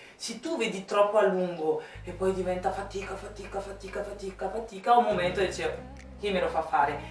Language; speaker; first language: Italian; non-native, fluent; French